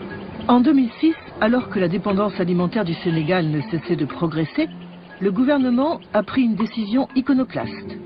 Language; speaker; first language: French; native; French